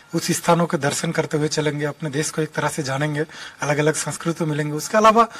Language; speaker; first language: Hindi; non-native, local second language; Bangla